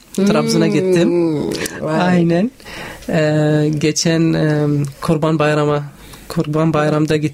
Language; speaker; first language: Turkish; non-native, fluent; Arabic